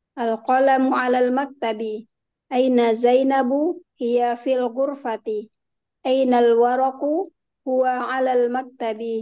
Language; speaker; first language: Arabic; non-native, learner; Indonesian